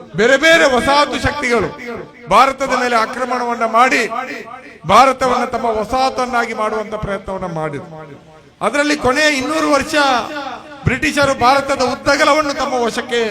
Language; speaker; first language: Kannada; non-native, local second language; Badaga